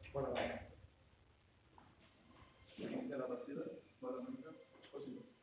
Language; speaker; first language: Spanish; native; Spanish